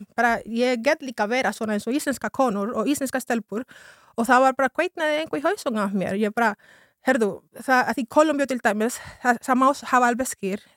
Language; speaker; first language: Icelandic; non-native, fluent; Spanish